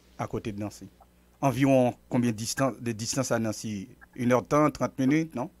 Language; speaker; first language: French; non-native, local second language; Haitian Creole